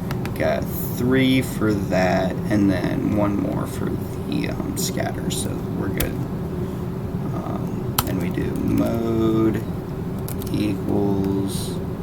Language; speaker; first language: English; native; English